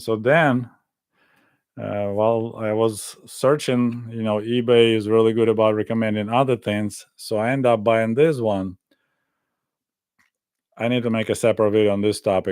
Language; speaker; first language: English; non-native, fluent; Russian